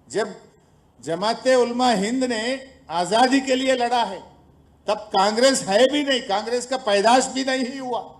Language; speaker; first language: Hindi; non-native, local second language; Telugu